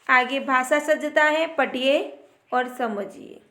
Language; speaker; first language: Hindi; non-native, local second language; Gujarati